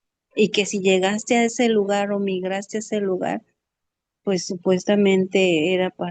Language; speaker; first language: Spanish; native; Spanish